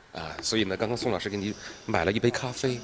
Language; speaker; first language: Chinese; native; Chinese